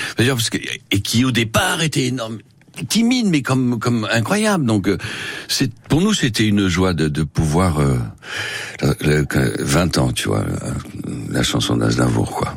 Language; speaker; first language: French; non-native, local second language; Spanish